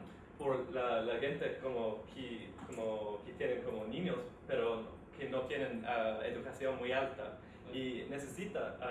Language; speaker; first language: Spanish; non-native, learner; English